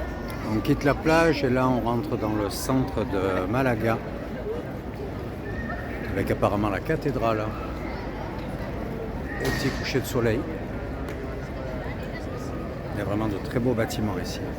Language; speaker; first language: French; native; French